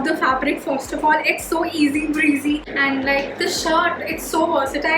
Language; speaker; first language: English; non-native, local second language; Hindi